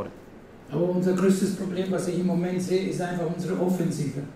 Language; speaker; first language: German; non-native, fluent; Italian